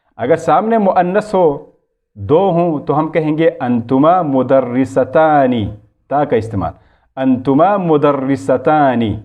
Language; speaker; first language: Urdu; native; Urdu